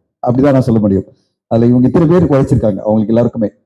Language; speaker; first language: Tamil; native; Tamil